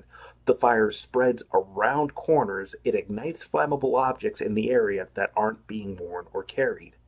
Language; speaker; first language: English; native; English